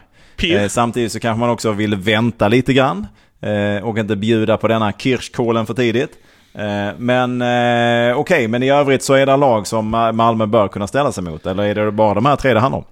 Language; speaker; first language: Swedish; native; Swedish